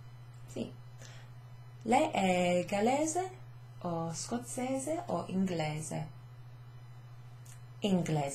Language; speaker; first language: Italian; non-native, fluent; English